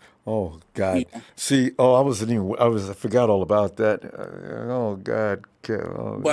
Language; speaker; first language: English; native; English